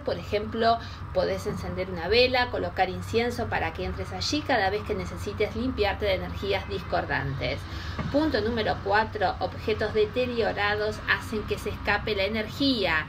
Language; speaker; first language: Spanish; native; Spanish